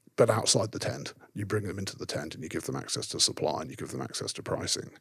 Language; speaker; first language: English; native; English